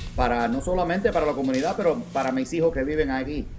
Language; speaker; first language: Spanish; early bilingual, heritage; Spanish